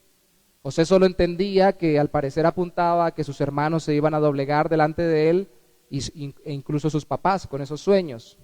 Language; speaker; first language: Spanish; native; Spanish